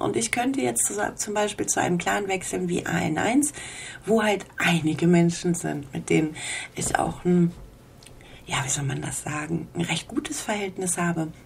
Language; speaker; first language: German; native; German